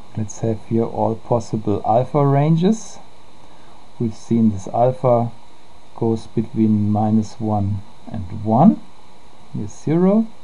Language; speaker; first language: English; non-native, fluent; German